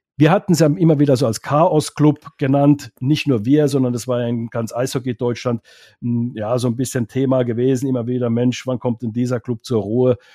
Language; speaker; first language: German; non-native, fluent; Finnish